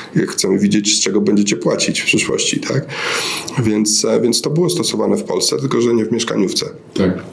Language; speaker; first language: Polish; native; Polish